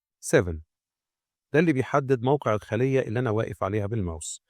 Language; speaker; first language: Arabic; native; Arabic